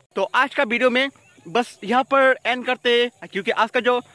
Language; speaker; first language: Hindi; non-native, local second language; Bangla